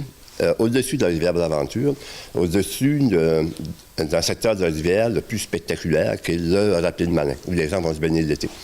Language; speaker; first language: French; native; French